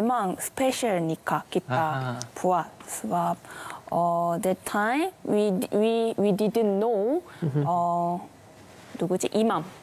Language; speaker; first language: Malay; non-native, learner; Korean